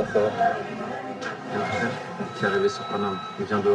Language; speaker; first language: French; native; French